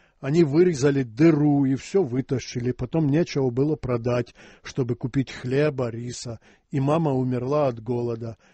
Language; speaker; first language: Russian; non-native, local second language; Ukrainian